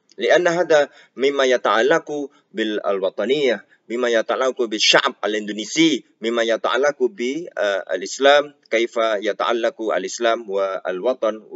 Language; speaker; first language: Arabic; non-native, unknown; Indonesian